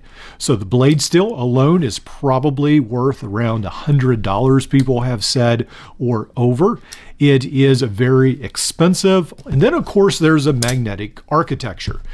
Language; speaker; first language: English; native; English